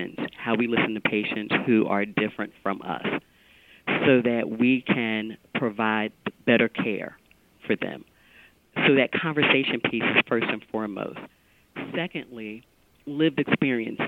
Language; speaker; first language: English; native; English